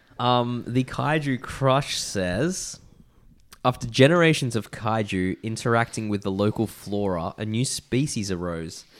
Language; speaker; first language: English; native; English